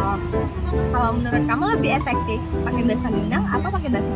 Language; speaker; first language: Indonesian; native; Indonesian